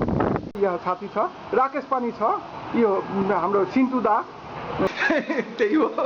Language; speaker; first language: Nepali; non-native, local second language; Bangla